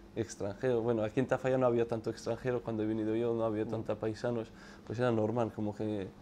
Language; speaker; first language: Spanish; non-native, fluent; Arabic